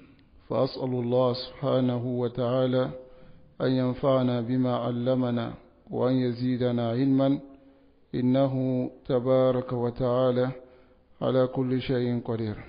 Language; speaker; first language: Arabic; non-native, fluent; Dyula